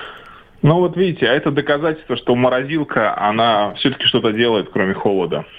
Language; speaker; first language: Russian; native; Russian